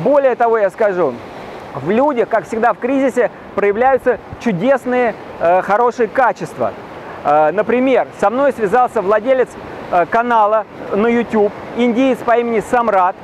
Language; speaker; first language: Russian; native; Russian